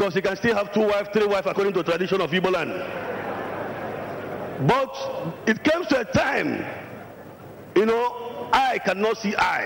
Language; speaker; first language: English; non-native, local second language; Igbo